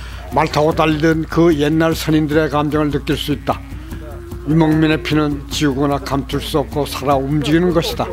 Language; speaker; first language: Korean; native; Korean